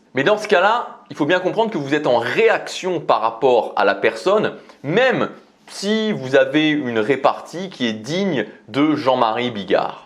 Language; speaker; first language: French; native; French